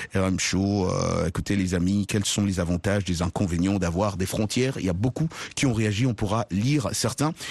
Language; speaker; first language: French; non-native, local second language; Luba-Lulua